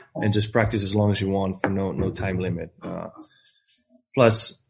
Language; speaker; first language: English; non-native, fluent; Spanish